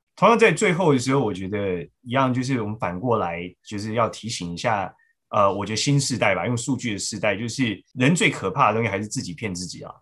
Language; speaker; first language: Chinese; native; Chinese